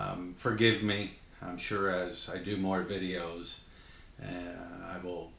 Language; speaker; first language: English; native; English